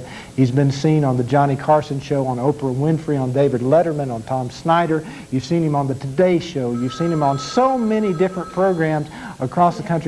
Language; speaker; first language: English; native; English